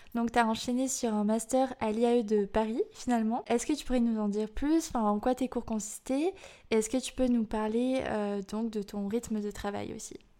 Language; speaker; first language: French; non-native, fluent; Turkish